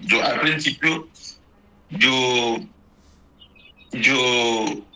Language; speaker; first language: Spanish; non-native, fluent; Haitian Creole